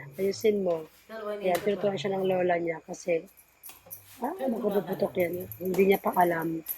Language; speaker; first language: Filipino; non-native, local second language; Waray